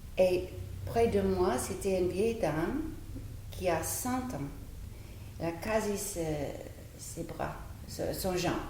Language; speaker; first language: French; non-native, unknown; English